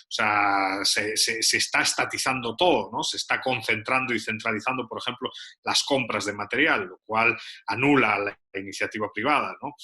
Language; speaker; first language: Spanish; native; Spanish